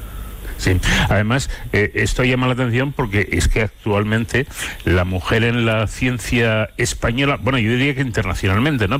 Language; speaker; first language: Spanish; native; Spanish